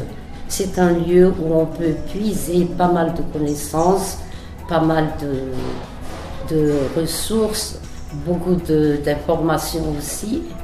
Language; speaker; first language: French; non-native, local second language; Malagasy